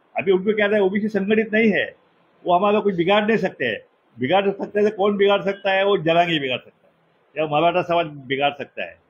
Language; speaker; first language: Hindi; non-native, local second language; Marathi